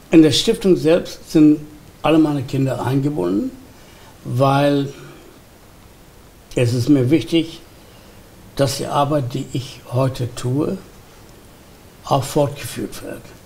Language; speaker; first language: German; non-native, fluent; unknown